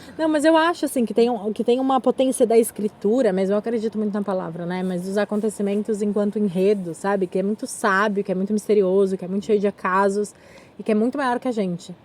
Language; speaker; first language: Portuguese; native; Portuguese